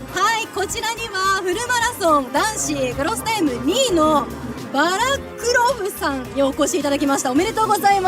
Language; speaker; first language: Japanese; native; Japanese